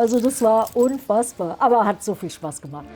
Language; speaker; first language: German; native; German